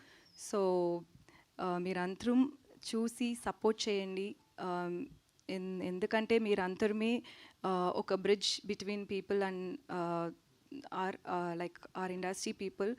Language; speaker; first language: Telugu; non-native, local second language; Tamil